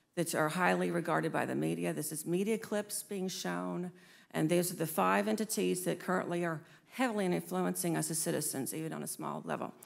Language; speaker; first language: English; native; English